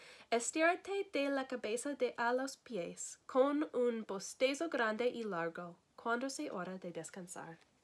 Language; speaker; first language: Spanish; non-native, learner; English